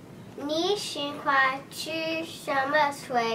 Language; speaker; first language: Chinese; non-native, learner; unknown